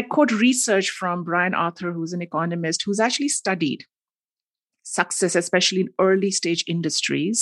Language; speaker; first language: English; non-native, local second language; Hindi